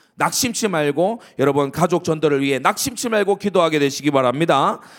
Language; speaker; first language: Korean; native; Korean